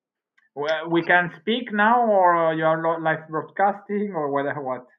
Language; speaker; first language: English; non-native, learner; Spanish